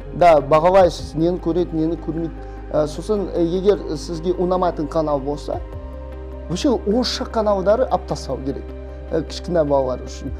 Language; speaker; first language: Kazakh; non-native, local second language; Russian